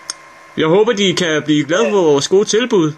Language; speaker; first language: Danish; native; Danish